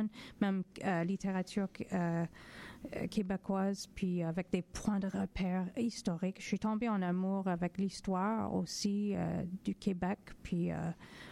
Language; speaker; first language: French; non-native, fluent; English